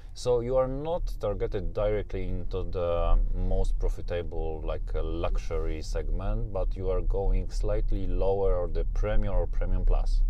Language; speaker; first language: English; non-native, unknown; Polish